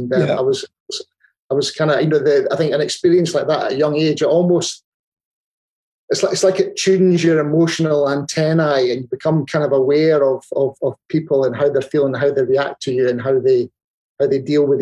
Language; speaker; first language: English; native; English